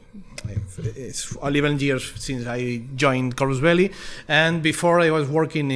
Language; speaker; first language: English; non-native, fluent; Spanish